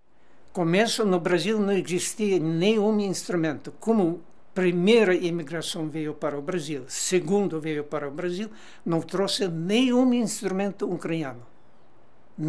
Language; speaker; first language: Portuguese; non-native, learner; Ukrainian